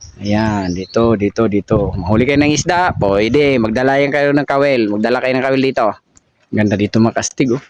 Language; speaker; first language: Filipino; non-native, local second language; Cebuano